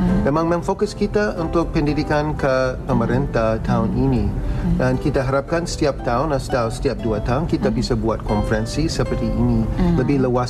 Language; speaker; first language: Indonesian; non-native, fluent; English